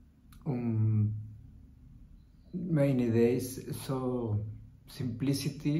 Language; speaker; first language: German; non-native, learner; Spanish